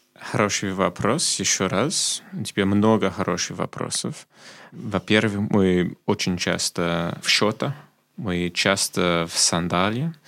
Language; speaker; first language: Russian; non-native, fluent; English